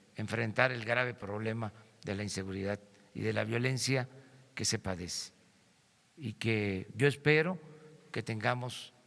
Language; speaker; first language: Spanish; native; Spanish